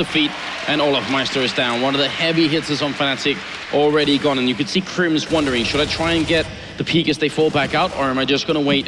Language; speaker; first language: English; non-native, fluent; Swedish